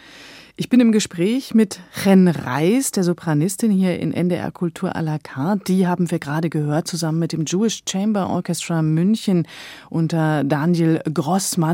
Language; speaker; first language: German; native; German